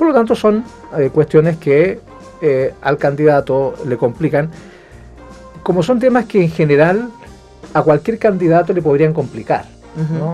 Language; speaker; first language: Spanish; native; Spanish